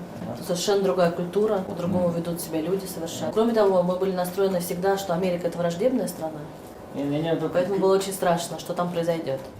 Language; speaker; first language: Russian; native; Russian